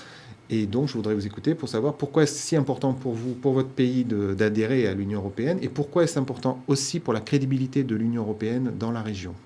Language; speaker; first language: French; native; French